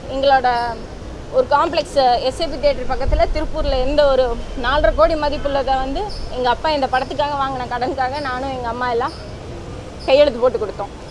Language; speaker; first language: Tamil; native; Tamil